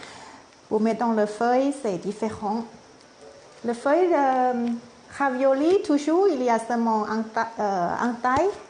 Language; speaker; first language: French; non-native, learner; Thai